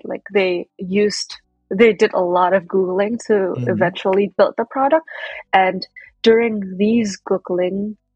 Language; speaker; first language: English; non-native, fluent; Indonesian